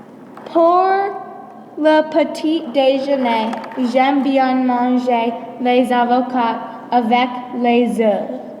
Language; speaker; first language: French; non-native, learner; English